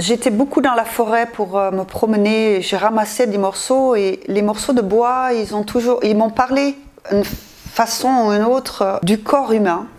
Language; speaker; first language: French; non-native, fluent; Dutch